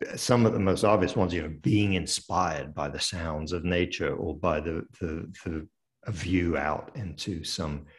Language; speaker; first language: English; early bilingual, other home language; French